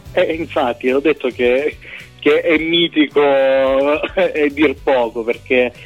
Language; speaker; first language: Italian; native; Italian